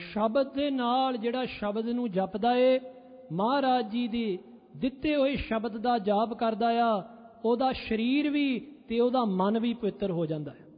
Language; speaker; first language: Punjabi; early bilingual, heritage; Punjabi